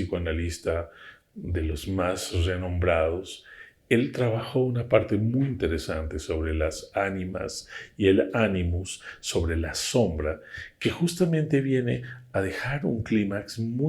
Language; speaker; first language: Spanish; native; Spanish